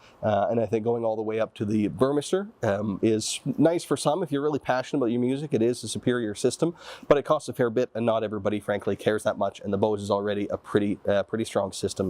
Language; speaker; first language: English; native; English